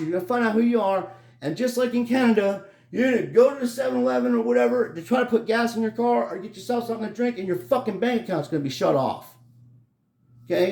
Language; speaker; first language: English; native; English